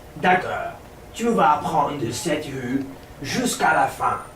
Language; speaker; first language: French; non-native, learner; Portuguese